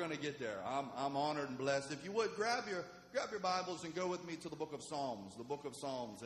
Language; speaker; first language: English; native; English